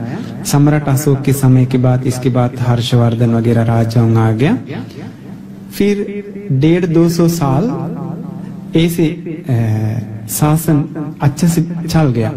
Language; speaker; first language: Hindi; non-native, fluent; Sinhala